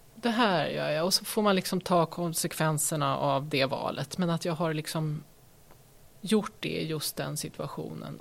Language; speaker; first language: Swedish; native; Swedish